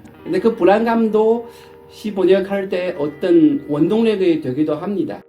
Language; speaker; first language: Korean; non-native, fluent; Chinese